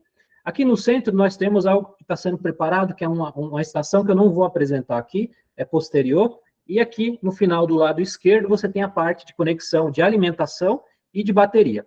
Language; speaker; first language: Portuguese; native; Portuguese